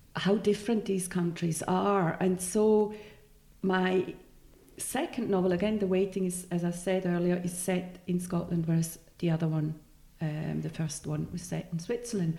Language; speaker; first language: English; non-native, fluent; Swiss German